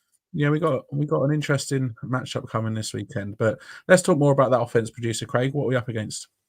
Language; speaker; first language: English; native; English